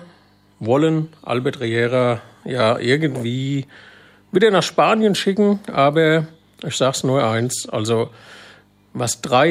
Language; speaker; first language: German; native; German